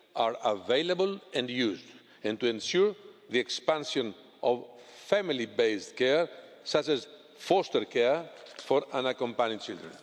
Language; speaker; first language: English; non-native, fluent; Greek